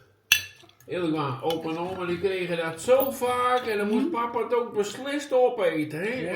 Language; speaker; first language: Dutch; native; Dutch